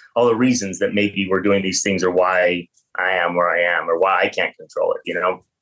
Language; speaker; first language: English; native; English